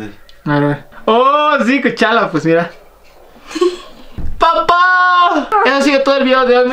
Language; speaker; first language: Spanish; native; Spanish